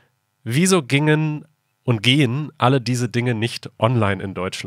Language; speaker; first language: German; native; German